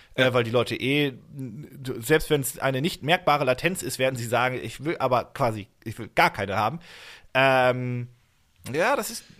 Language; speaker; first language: German; native; German